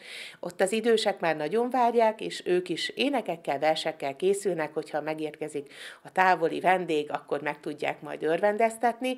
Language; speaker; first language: Hungarian; native; Hungarian